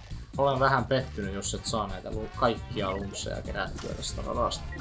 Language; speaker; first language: Finnish; native; Finnish